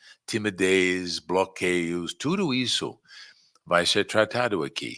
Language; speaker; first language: Portuguese; non-native, fluent; English